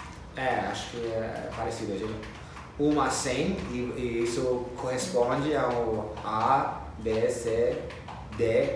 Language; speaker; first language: Portuguese; non-native, fluent; English